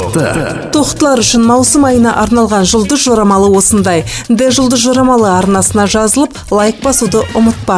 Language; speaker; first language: Kazakh; native; Kazakh